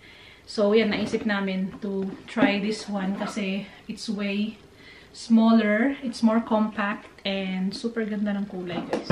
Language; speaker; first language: Filipino; native; Filipino